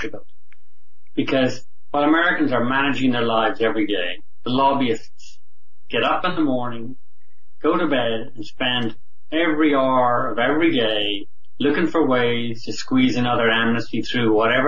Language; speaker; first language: English; native; English